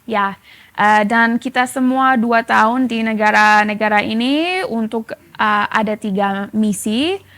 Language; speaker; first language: Indonesian; non-native, fluent; English